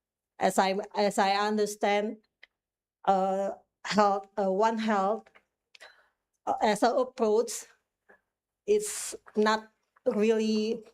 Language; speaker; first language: English; non-native, fluent; Indonesian